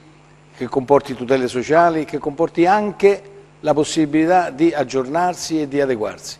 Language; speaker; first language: Italian; native; Italian